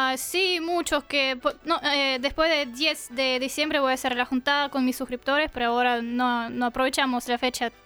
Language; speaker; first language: Spanish; non-native, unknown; Russian